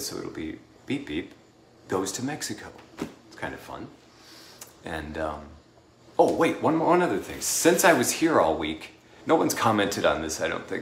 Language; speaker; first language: English; native; English